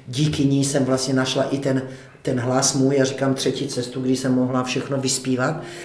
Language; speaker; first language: Czech; native; Czech